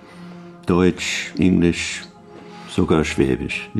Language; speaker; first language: German; non-native, learner; English